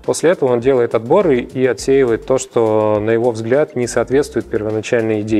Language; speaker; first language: Russian; native; Russian